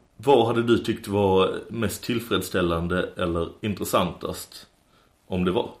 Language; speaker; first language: Swedish; native; Swedish